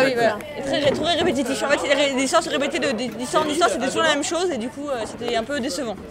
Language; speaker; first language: French; native; French